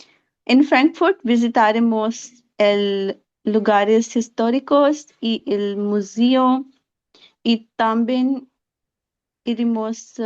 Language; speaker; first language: Spanish; non-native, learner; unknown